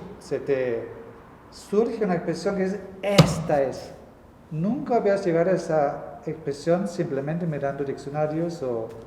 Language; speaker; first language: Spanish; non-native, fluent; German